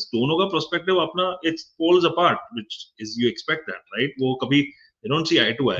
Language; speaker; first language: English; non-native, local second language; Hindi